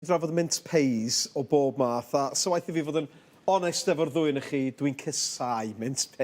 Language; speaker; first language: Welsh; native; Welsh